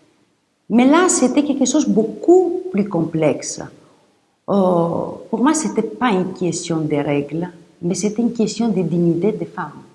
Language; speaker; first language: French; non-native, fluent; Greek